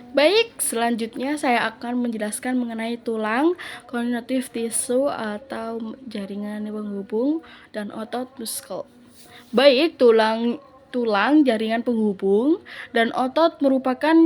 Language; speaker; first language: Indonesian; native; Indonesian